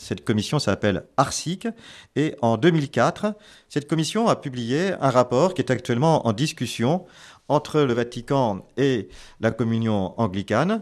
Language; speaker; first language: French; native; French